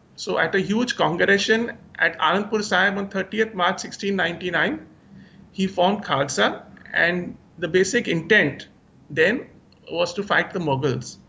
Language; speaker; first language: English; early bilingual, other home language; Hindi